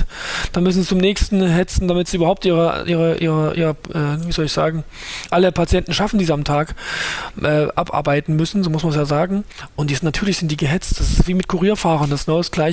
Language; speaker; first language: German; native; German